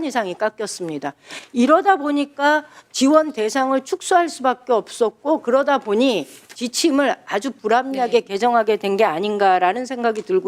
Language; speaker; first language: Korean; native; Korean